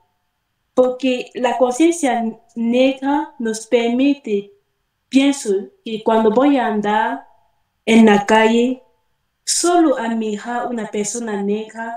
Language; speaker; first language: Spanish; non-native, fluent; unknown